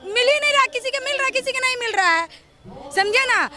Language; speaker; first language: Hindi; native; Hindi